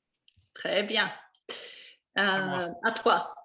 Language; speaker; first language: French; non-native, fluent; English